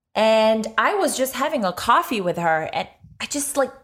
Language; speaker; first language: English; non-native, local second language; Urdu